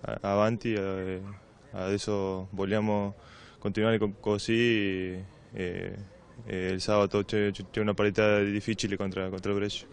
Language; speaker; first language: Italian; non-native, learner; Spanish